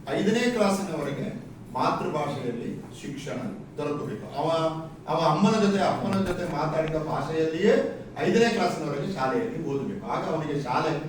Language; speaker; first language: Kannada; native; Kannada